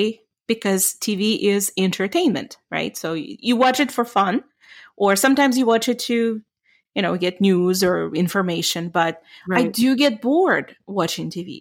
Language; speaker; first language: English; non-native, fluent; Ukrainian